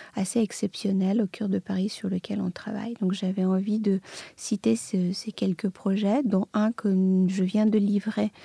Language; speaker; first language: French; non-native, fluent; Serbian